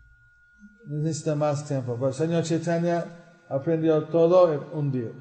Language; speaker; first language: Spanish; non-native, fluent; English